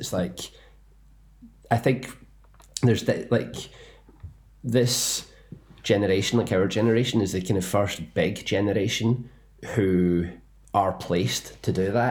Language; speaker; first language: English; native; English